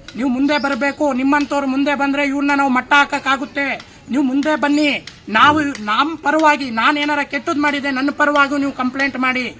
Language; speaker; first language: Kannada; non-native, local second language; Lambadi